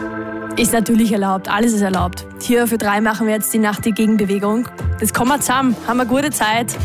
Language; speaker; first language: German; native; German